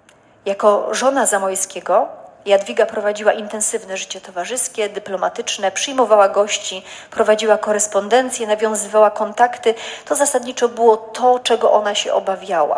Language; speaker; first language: Polish; native; Polish